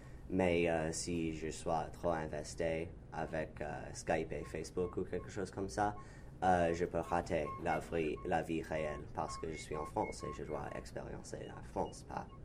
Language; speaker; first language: French; non-native, learner; English